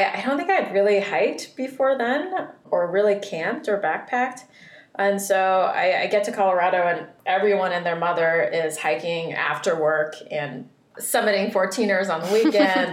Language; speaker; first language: English; early bilingual, other home language; Vietnamese